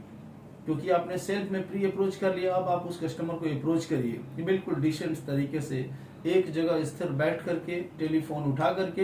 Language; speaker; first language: Hindi; native; Hindi